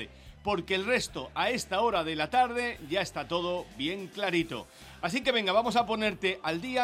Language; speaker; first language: Spanish; native; Spanish